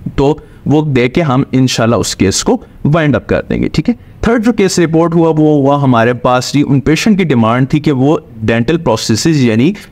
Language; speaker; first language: Urdu; native; Urdu